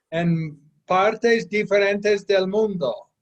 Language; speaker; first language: Spanish; non-native, fluent; English